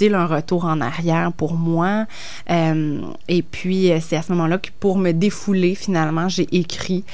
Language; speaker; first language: French; native; French